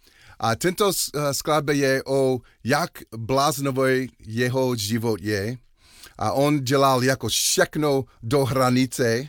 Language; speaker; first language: Czech; non-native, learner; English